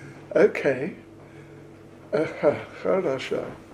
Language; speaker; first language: Russian; non-native, learner; English